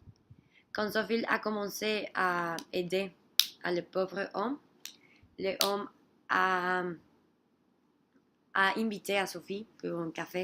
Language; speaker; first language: French; non-native, learner; Spanish